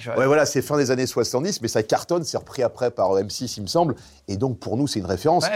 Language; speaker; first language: French; native; French